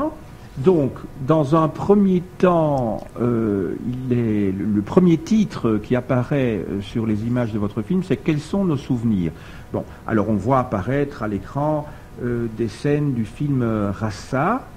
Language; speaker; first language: French; native; French